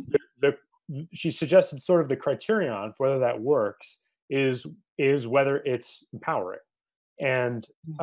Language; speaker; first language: English; native; English